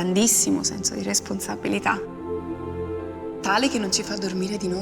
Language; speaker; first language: Italian; native; Italian